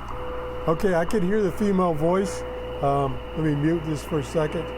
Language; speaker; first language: English; native; English